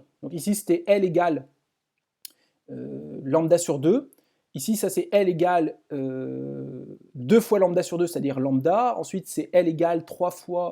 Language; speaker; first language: French; native; French